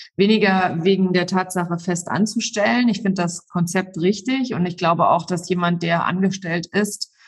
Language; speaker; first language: German; native; German